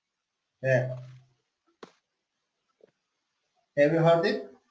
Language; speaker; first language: English; non-native, learner; Turkish